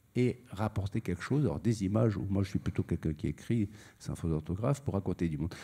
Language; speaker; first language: French; native; French